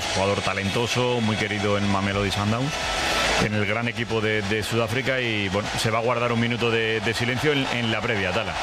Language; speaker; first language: Spanish; native; Spanish